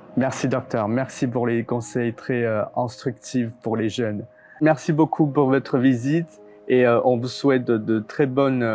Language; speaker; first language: French; non-native, fluent; Chinese